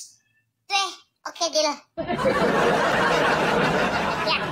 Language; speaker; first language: English; non-native, learner; Indonesian